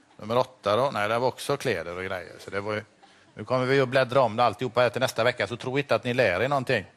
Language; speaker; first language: Swedish; native; Swedish